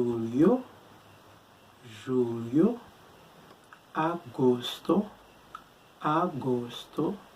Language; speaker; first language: Portuguese; non-native, learner; Haitian Creole